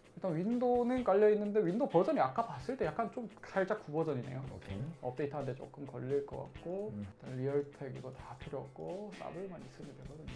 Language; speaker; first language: Korean; native; Korean